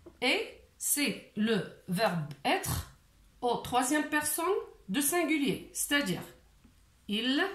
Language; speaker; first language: French; non-native, local second language; Arabic